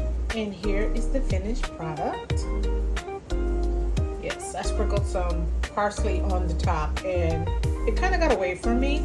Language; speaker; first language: English; native; English